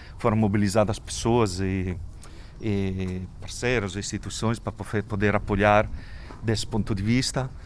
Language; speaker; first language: Portuguese; non-native, fluent; Italian